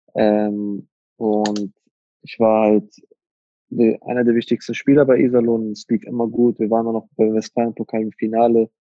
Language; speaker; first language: German; native; German